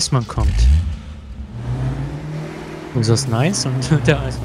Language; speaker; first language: German; native; German